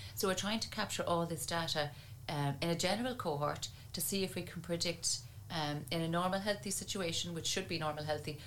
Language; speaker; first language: English; native; English